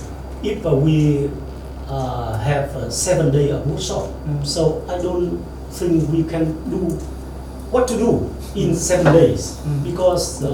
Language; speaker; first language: English; non-native, learner; Vietnamese